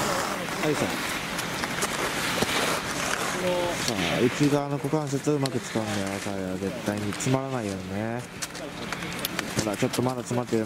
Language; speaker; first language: Japanese; native; Japanese